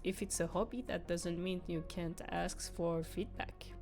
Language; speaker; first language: English; non-native, fluent; French